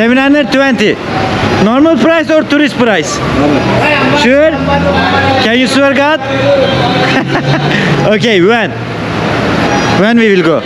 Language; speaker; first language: English; non-native, learner; Turkish